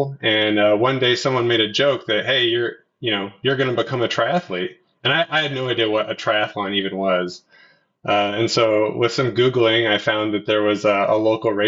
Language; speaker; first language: English; native; English